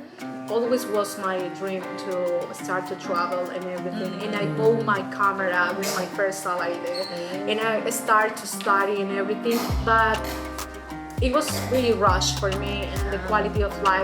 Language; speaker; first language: English; non-native, fluent; Spanish